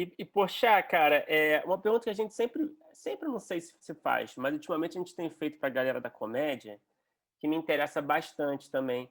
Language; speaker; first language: Portuguese; native; Portuguese